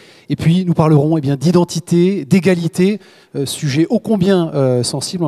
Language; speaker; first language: French; native; French